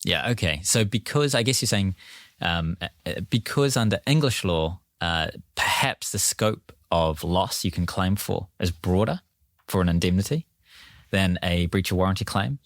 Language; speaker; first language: English; native; English